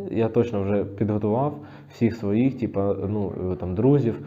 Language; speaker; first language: Ukrainian; native; Ukrainian